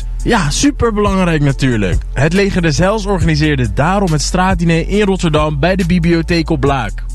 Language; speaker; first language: Dutch; native; Dutch